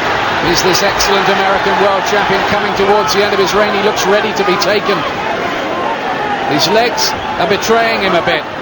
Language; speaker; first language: English; native; English